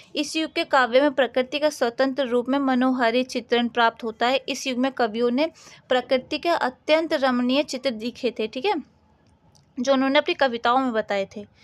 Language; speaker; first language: Hindi; native; Hindi